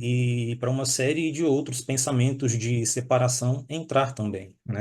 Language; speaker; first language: Portuguese; native; Portuguese